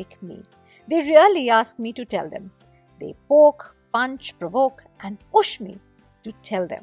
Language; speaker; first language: English; non-native, local second language; Bangla